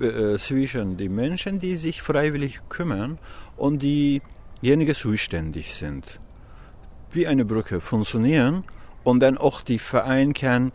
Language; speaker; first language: German; non-native, learner; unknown